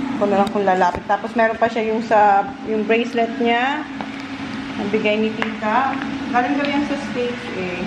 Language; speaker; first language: Filipino; non-native, local second language; Bikol